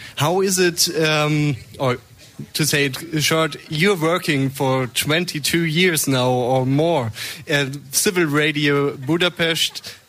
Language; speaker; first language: English; non-native, fluent; German